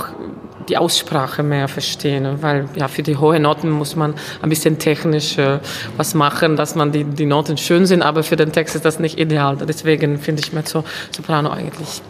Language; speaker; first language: German; non-native, fluent; Czech